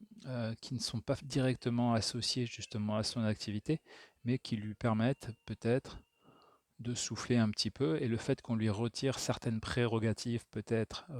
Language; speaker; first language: French; native; French